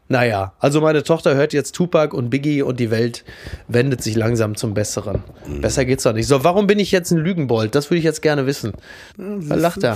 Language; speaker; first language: German; native; German